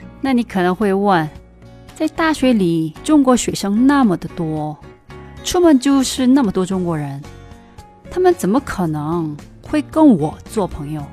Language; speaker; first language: Chinese; non-native, fluent; Korean